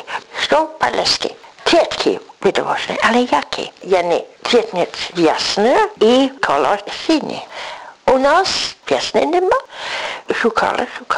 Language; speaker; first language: Belarusian; non-native, learner; English